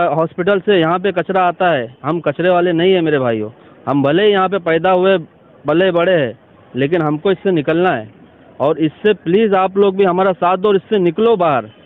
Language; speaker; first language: Hindi; non-native, local second language; Urdu